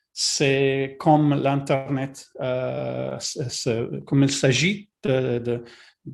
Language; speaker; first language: French; non-native, learner; Italian